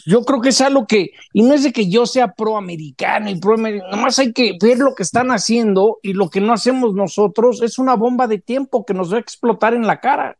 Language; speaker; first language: Spanish; native; Spanish